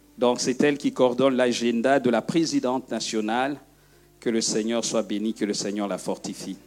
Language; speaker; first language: French; non-native, local second language; Lingala